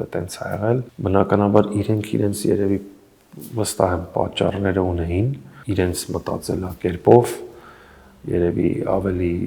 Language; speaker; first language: Armenian; early bilingual, heritage; Armenian